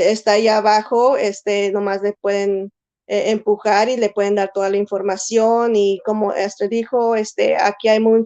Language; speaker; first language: Spanish; early bilingual, heritage; Spanish